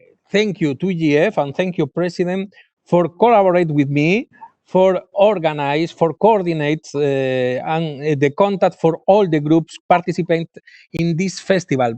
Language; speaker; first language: English; non-native, learner; Galician